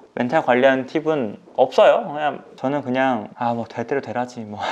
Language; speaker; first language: Korean; native; Korean